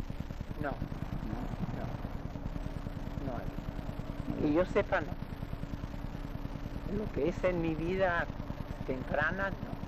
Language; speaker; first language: Spanish; early bilingual, other home language; Russian